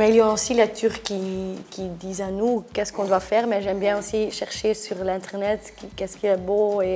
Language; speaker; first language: French; non-native, local second language; Dutch